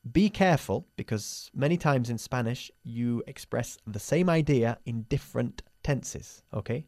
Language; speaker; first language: English; native; English